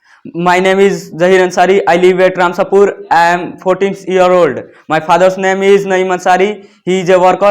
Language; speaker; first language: English; non-native, learner; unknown